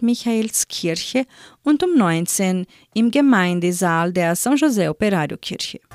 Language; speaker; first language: German; native; German